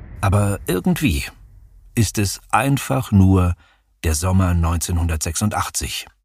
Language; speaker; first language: German; native; German